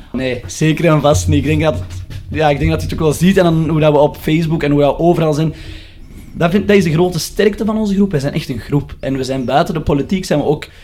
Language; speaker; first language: Dutch; non-native, local second language; Arabic